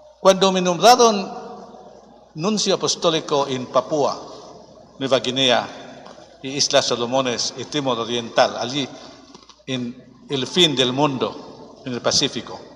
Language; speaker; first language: Spanish; non-native, fluent; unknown